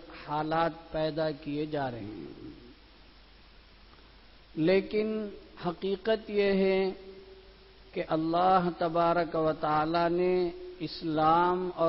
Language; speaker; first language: Urdu; native; Urdu